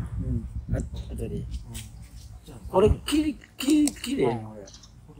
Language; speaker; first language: Japanese; non-native, learner; Thai